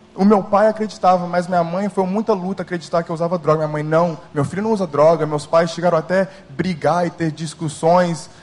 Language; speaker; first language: Portuguese; early bilingual, heritage; English